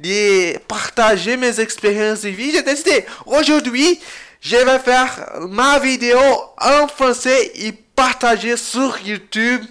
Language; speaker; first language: French; non-native, learner; Portuguese